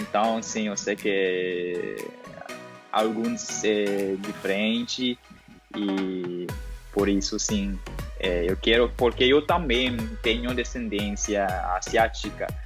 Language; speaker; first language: Portuguese; non-native, learner; Spanish